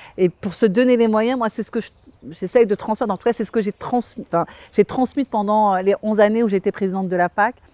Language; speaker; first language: French; native; French